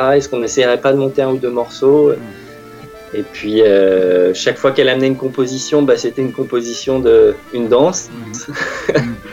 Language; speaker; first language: French; native; French